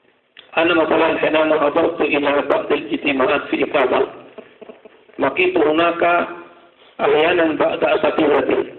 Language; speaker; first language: Arabic; non-native, fluent; Madurese